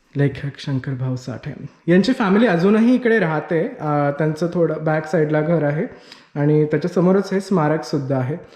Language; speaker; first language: Marathi; native; Marathi